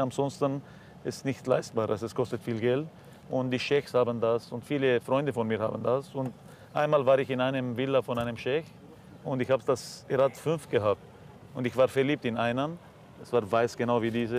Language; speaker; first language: German; non-native, fluent; Arabic